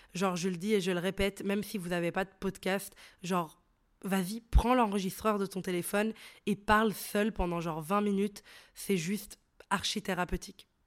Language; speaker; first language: French; early bilingual, other home language; Arabic